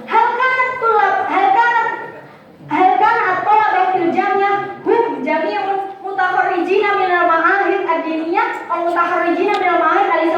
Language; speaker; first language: Arabic; non-native, learner; Indonesian